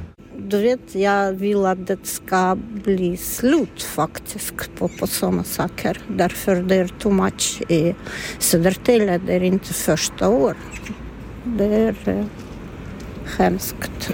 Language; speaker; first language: Swedish; non-native, learner; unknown